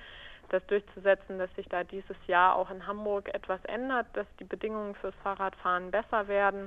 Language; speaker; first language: German; native; German